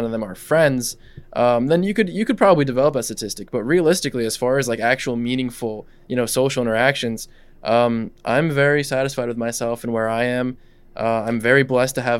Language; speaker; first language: English; non-native, fluent; Russian